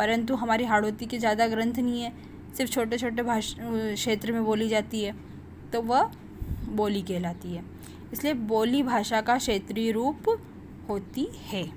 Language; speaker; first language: Hindi; native; Hindi